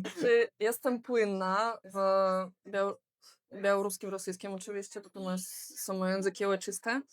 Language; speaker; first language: Polish; non-native, fluent; Belarusian